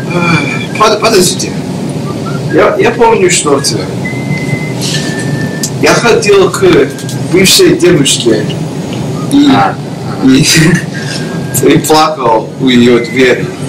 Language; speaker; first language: Russian; non-native, learner; English